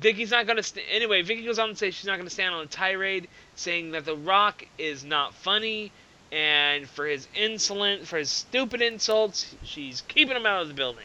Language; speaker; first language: English; native; English